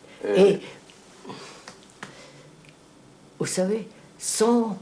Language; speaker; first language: French; non-native, fluent; Telugu